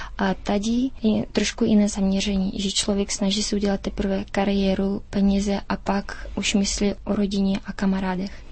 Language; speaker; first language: Czech; early bilingual, heritage; Czech